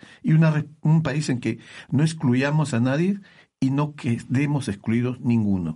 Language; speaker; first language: Spanish; native; Spanish